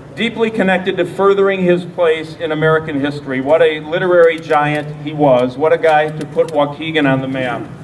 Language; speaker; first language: English; native; English